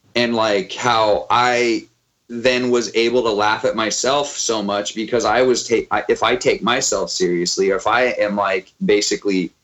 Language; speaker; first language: English; native; English